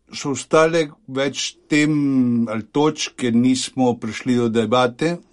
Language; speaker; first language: Slovenian; early bilingual, heritage; Slovenian